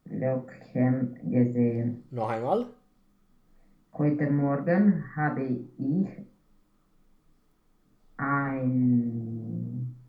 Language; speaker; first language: German; non-native, learner; Romanian